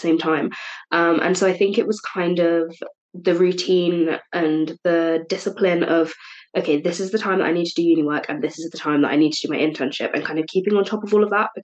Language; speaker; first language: English; native; English